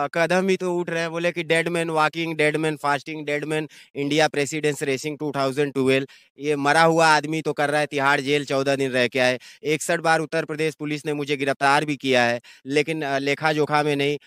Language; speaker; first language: Hindi; native; Hindi